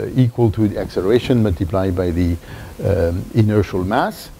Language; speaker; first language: English; non-native, fluent; French